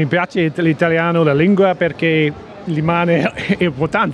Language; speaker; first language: Italian; non-native, learner; English